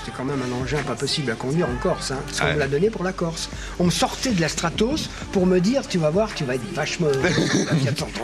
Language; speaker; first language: French; native; French